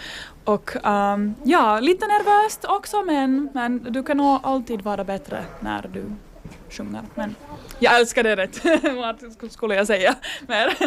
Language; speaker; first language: Swedish; non-native, learner; Finnish